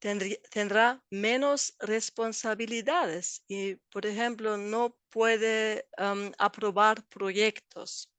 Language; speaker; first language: Spanish; non-native, fluent; German